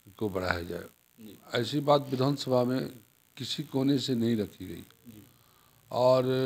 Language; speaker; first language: Hindi; native; Hindi